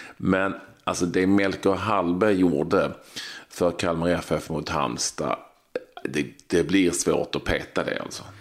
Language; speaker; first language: Swedish; native; Swedish